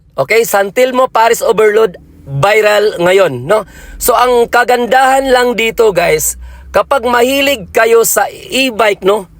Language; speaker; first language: Filipino; native; Filipino